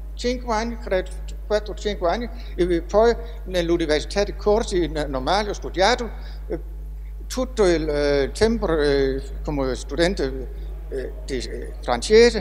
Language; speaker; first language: Italian; non-native, fluent; Danish